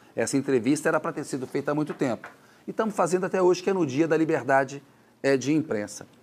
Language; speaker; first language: Portuguese; native; Portuguese